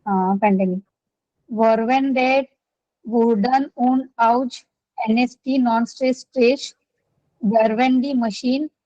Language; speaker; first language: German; non-native, learner; Gujarati